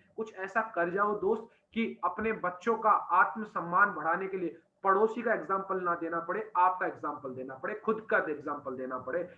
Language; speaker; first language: Hindi; native; Hindi